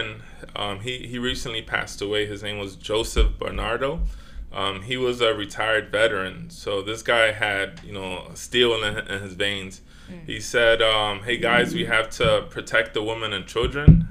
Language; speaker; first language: English; native; English